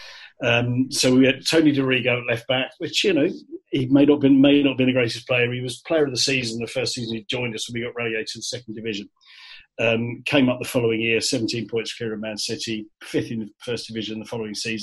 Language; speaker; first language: English; native; English